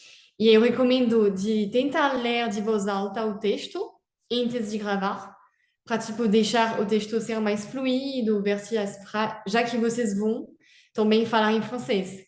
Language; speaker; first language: Portuguese; non-native, fluent; French